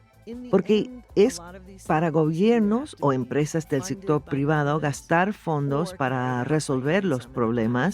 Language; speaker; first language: Spanish; non-native, fluent; English